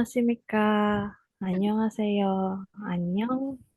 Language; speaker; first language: Korean; non-native, learner; Indonesian